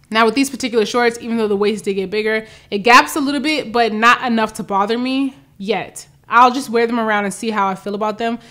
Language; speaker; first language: English; native; English